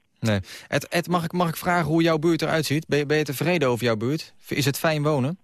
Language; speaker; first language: Dutch; native; Dutch